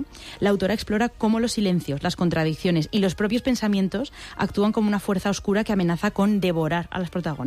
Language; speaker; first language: Spanish; native; Spanish